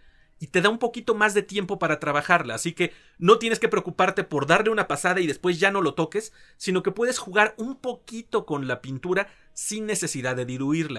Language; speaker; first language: Spanish; native; Spanish